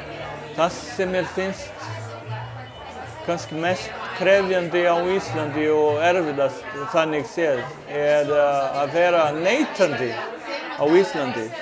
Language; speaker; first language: Icelandic; non-native, fluent; Portuguese